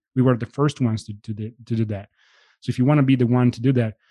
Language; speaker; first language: English; non-native, fluent; Italian